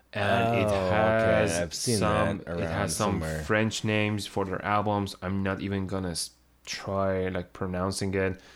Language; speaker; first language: English; non-native, fluent; Persian